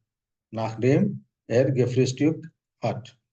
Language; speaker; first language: German; non-native, fluent; Hindi